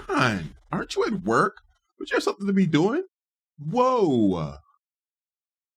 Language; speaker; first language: English; native; English